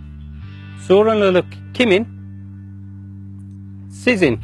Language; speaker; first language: Turkish; non-native, fluent; English